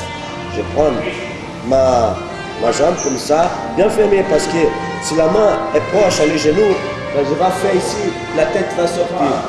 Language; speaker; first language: French; non-native, learner; Portuguese